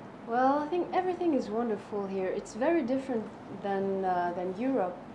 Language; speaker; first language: English; non-native, fluent; French